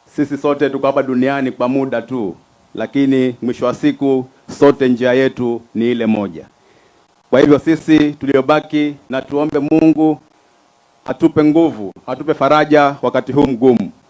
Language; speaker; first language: Swahili; non-native, local second language; Giryama